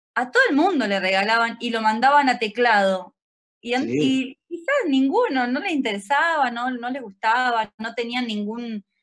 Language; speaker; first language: Spanish; native; Spanish